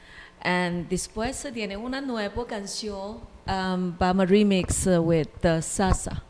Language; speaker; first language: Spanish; non-native, learner; Chinese